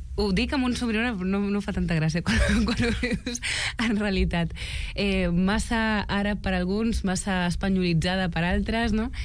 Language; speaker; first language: Catalan; early bilingual, other home language; Arabic